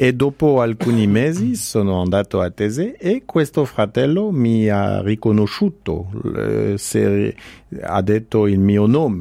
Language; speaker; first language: Italian; non-native, fluent; French